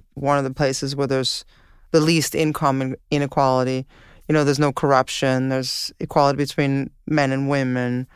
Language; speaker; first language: English; non-native, fluent; Danish